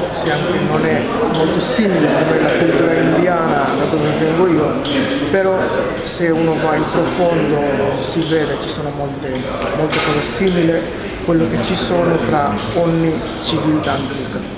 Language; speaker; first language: Italian; non-native, fluent; Bangla